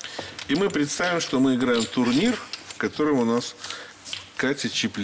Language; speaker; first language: Russian; native; Russian